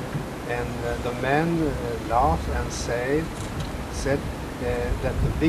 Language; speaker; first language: English; non-native, fluent; Swedish